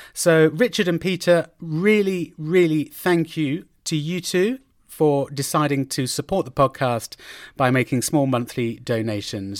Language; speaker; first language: English; native; English